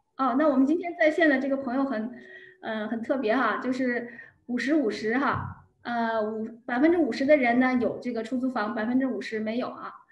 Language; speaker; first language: Chinese; native; Chinese